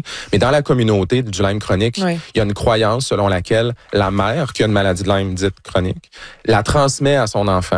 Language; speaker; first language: French; native; French